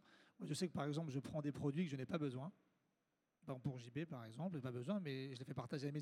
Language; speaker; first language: French; native; French